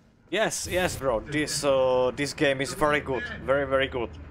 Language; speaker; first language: English; non-native, learner; Czech